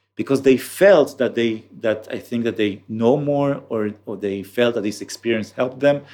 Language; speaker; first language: English; non-native, fluent; Hebrew